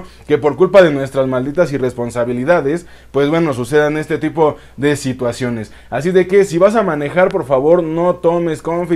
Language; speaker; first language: Spanish; native; Spanish